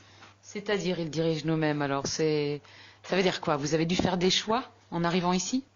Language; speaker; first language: French; native; French